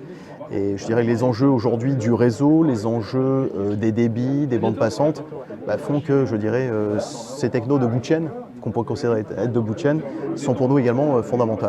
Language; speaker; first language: French; native; French